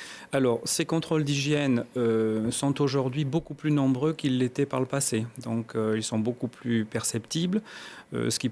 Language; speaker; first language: French; native; French